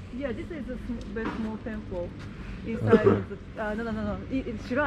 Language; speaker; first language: English; non-native, learner; Japanese